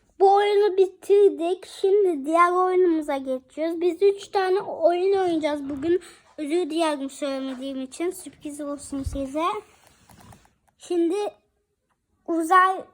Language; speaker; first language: Turkish; early bilingual, heritage; Turkish